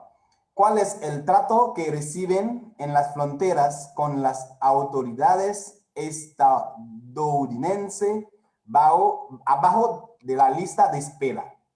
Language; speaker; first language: Spanish; non-native, fluent; Haitian Creole